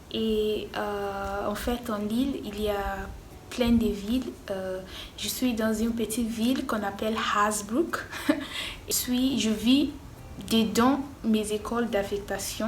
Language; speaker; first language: French; non-native, fluent; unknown